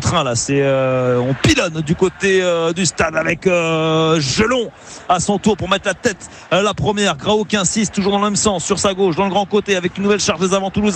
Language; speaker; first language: French; native; French